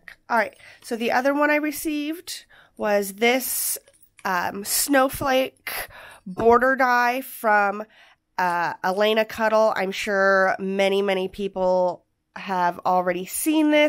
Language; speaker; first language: English; native; English